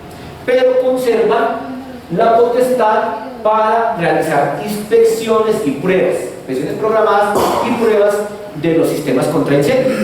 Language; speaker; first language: Spanish; native; Spanish